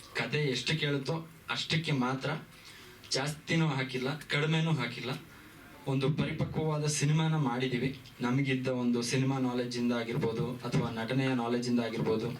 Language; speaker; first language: Kannada; native; Kannada